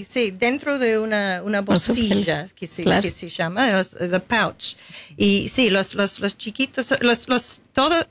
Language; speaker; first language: Spanish; non-native, fluent; English